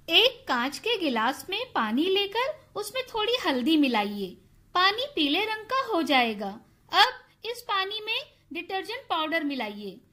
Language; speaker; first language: Urdu; native; Urdu